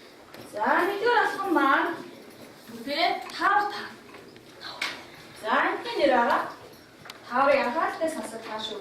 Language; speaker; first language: Mongolian; native; Mongolian